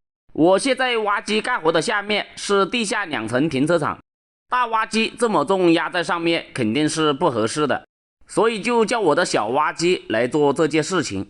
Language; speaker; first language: Chinese; native; Chinese